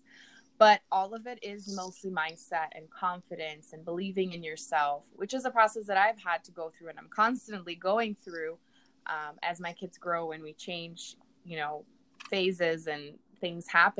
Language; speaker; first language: English; non-native, fluent; Portuguese